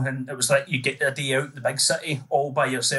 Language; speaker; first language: English; native; English